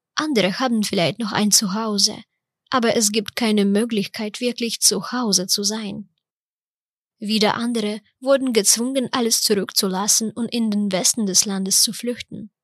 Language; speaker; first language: German; non-native, fluent; Ukrainian